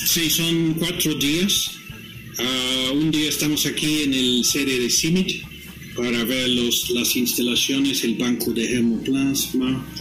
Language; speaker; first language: Spanish; non-native, fluent; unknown